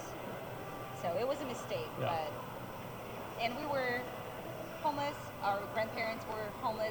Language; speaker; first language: English; non-native, fluent; Ukrainian